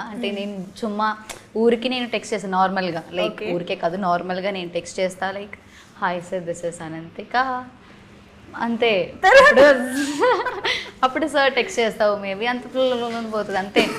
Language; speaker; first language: Telugu; non-native, learner; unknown